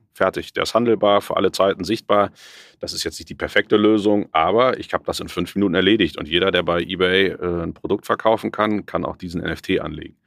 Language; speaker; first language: German; native; German